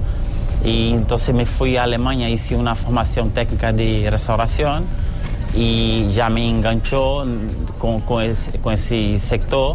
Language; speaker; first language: Spanish; non-native, fluent; Portuguese